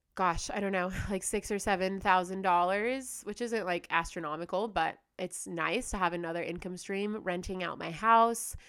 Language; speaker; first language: English; native; English